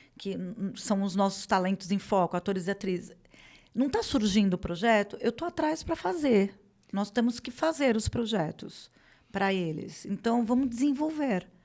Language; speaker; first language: Portuguese; native; Portuguese